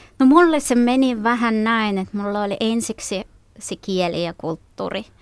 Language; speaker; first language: Finnish; non-native, fluent; Russian